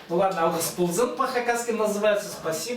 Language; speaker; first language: Russian; native; Russian